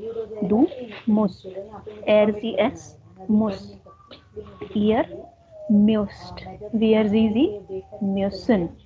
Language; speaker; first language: German; non-native, fluent; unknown